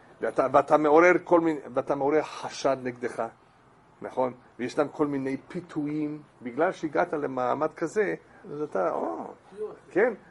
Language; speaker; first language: Hebrew; non-native, fluent; English